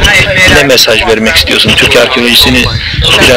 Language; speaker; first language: Turkish; native; Turkish